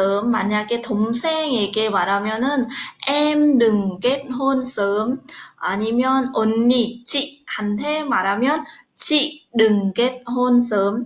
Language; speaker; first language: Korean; non-native, fluent; Vietnamese